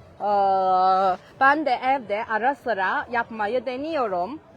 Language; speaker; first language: Turkish; non-native, learner; Chinese